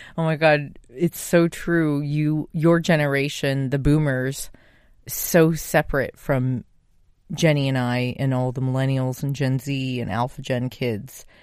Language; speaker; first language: English; native; English